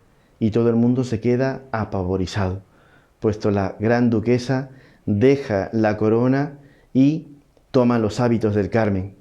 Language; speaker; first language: Spanish; native; Spanish